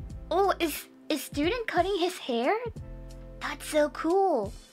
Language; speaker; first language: English; non-native, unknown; Japanese